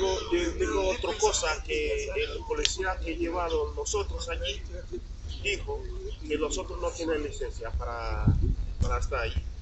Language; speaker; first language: Spanish; non-native, learner; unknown